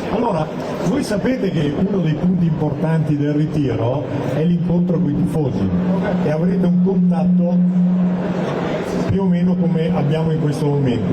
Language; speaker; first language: Italian; native; Italian